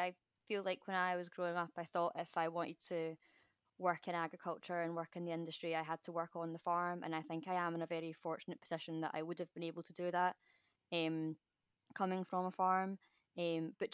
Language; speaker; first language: English; native; English